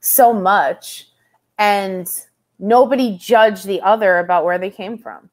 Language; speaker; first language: English; native; English